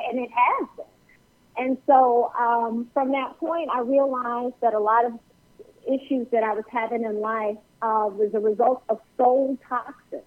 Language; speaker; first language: English; native; English